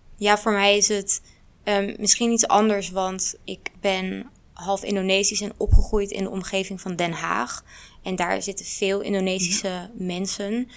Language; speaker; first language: Dutch; early bilingual, other home language; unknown